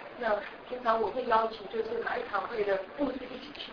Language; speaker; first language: Chinese; native; Chinese